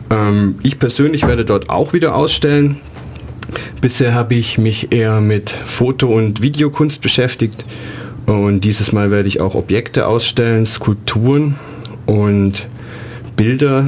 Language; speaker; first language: German; native; German